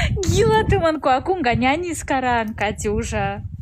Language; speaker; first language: Indonesian; non-native, learner; Russian